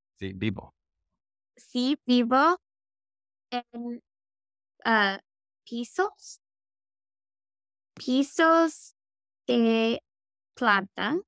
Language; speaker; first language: Spanish; non-native, learner; English